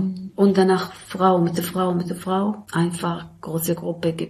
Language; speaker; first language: German; non-native, learner; Arabic